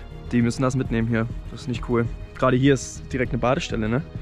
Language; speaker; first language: German; native; German